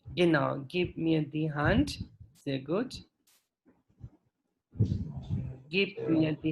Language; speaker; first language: German; non-native, fluent; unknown